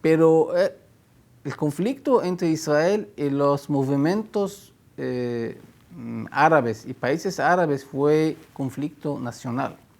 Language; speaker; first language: Spanish; non-native, fluent; Hebrew